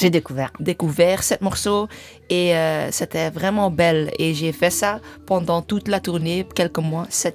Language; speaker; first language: French; non-native, learner; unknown